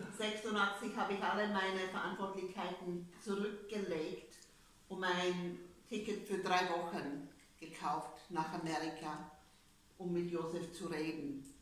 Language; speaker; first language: German; non-native, fluent; English